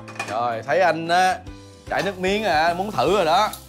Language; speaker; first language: Vietnamese; early bilingual, heritage; Vietnamese